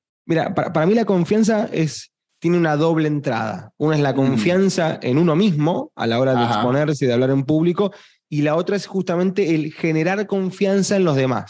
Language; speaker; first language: Spanish; native; Spanish